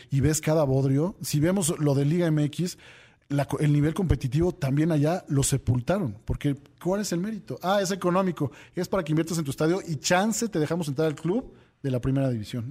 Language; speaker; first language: Spanish; native; Spanish